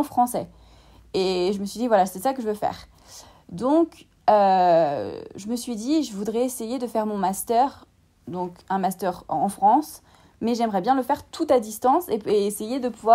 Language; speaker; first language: French; native; French